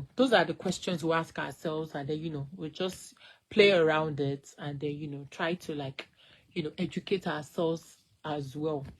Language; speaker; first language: English; non-native, local second language; Yoruba